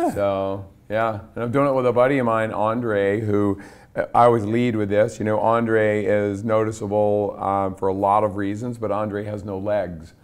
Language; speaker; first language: English; native; English